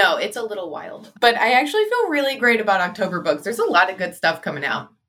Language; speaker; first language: English; native; English